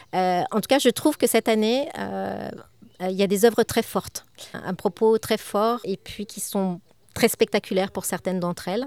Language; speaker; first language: French; native; French